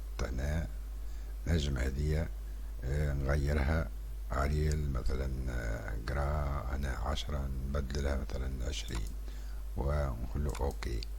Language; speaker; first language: Arabic; native; Arabic